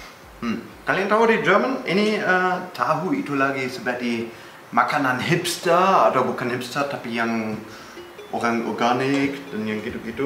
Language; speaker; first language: Indonesian; non-native, fluent; German